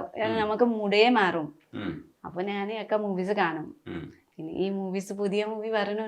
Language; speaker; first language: Malayalam; non-native, learner; Nepali